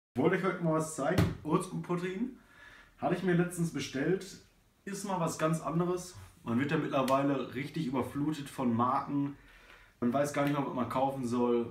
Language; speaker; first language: German; native; German